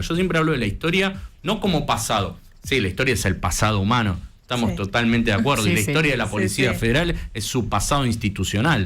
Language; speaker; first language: Spanish; native; Spanish